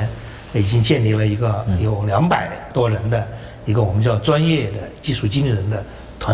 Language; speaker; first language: Chinese; native; Chinese